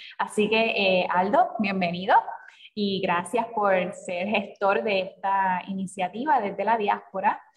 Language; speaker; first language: Spanish; native; Spanish